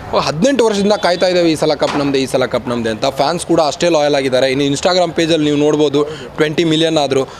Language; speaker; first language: Kannada; native; Kannada